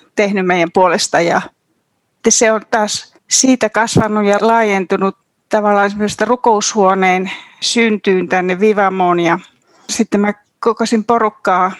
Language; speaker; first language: Finnish; native; Finnish